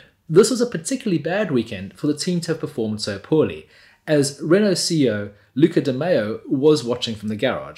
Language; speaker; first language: English; native; English